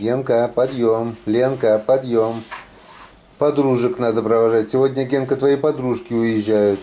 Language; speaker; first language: Russian; native; Russian